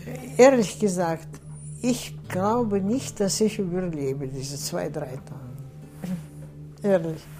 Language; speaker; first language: German; non-native, fluent; Russian